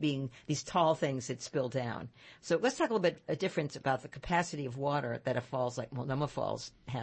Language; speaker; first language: English; native; English